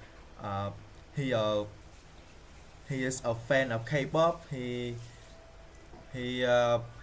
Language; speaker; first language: English; non-native, learner; Vietnamese